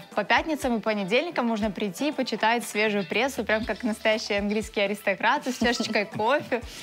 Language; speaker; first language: Russian; native; Russian